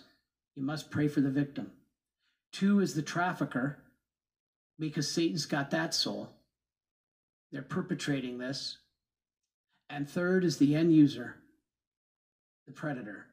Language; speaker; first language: English; native; English